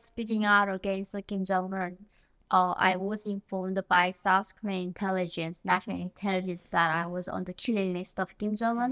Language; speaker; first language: English; non-native, fluent; Korean